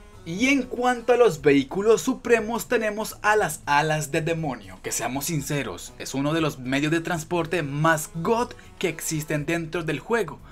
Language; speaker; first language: Spanish; native; Spanish